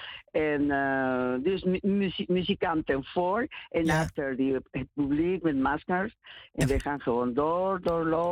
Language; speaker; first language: Dutch; non-native, learner; Spanish